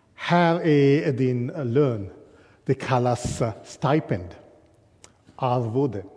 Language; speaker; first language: Swedish; non-native, fluent; English